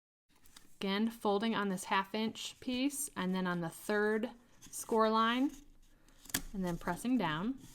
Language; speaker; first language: English; native; English